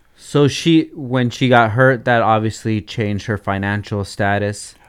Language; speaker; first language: English; native; English